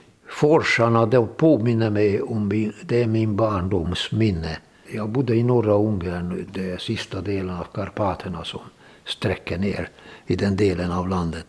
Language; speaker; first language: Swedish; non-native, fluent; Hungarian